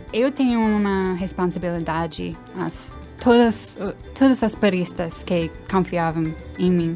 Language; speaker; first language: Portuguese; non-native, fluent; English